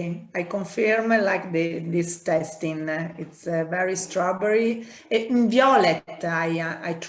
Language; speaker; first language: English; non-native, learner; Italian